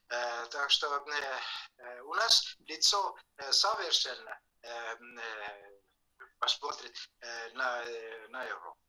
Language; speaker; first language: Russian; non-native, fluent; Estonian